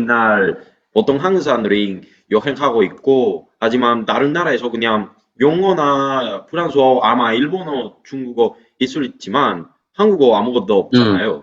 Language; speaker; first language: Korean; non-native, learner; Spanish